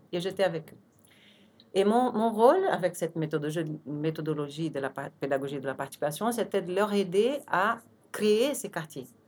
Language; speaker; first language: French; non-native, fluent; Portuguese